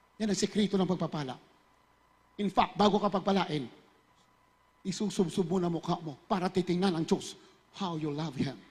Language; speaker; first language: Filipino; native; Filipino